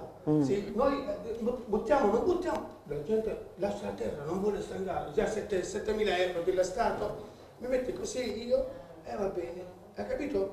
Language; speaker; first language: Italian; non-native, learner; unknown